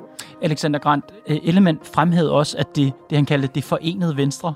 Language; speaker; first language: Danish; native; Danish